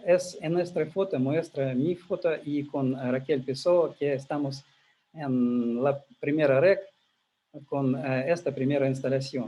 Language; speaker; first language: Spanish; non-native, learner; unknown